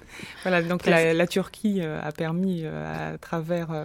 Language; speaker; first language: French; native; French